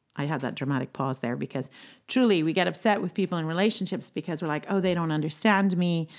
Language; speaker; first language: English; native; English